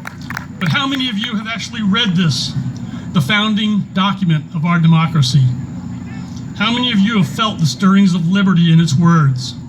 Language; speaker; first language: English; native; English